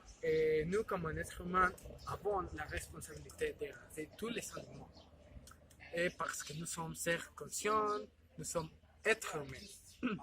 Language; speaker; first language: French; non-native, learner; Spanish